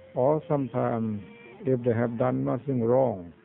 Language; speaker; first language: English; non-native, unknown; Thai